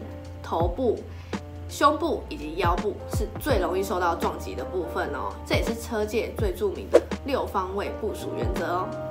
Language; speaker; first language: Chinese; native; Chinese